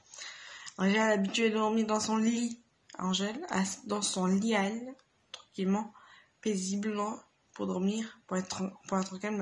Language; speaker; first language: French; native; French